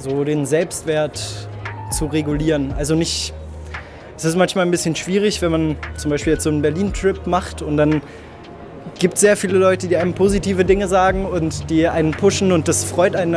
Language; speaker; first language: German; native; German